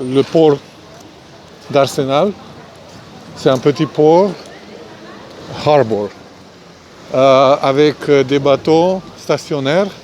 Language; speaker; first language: French; non-native, fluent; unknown